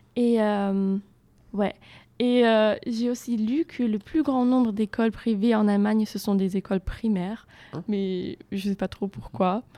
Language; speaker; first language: French; non-native, fluent; German